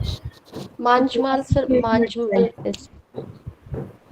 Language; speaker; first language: German; non-native, learner; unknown